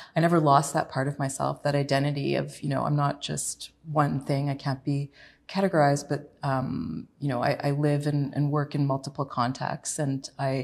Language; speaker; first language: English; native; English